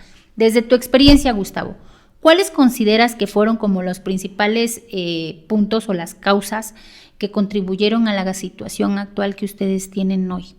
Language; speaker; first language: Spanish; native; Spanish